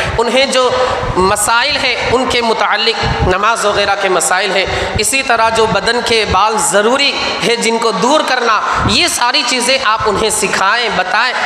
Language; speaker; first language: Urdu; native; Urdu